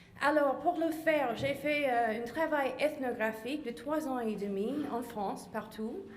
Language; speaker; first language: French; non-native, fluent; English